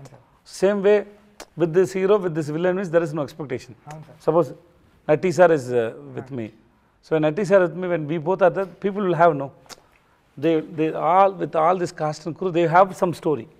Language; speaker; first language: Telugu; non-native, learner; Tamil